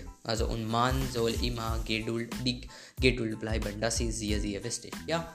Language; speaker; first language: German; non-native, learner; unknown